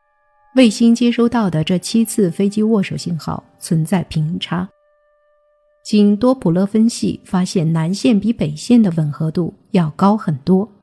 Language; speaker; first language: Chinese; native; Chinese